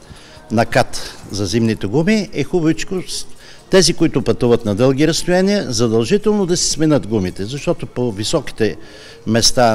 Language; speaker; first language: Bulgarian; native; Bulgarian